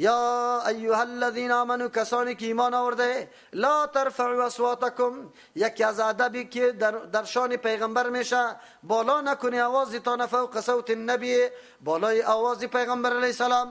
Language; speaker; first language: Persian; native; Persian